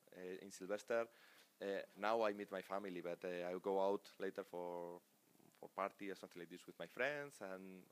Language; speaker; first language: English; non-native, fluent; Spanish